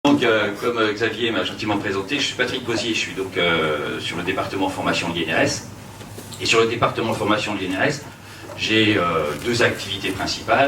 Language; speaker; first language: French; native; French